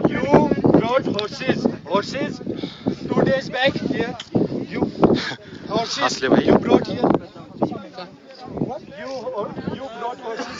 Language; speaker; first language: English; non-native, learner; Hindi